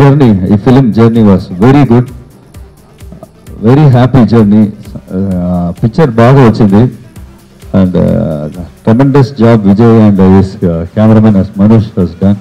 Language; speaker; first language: Telugu; non-native, fluent; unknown